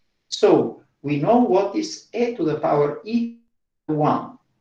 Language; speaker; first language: English; non-native, fluent; Bulgarian